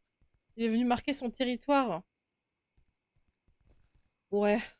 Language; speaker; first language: French; native; French